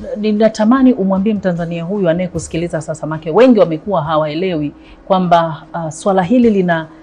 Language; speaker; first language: Swahili; native; Swahili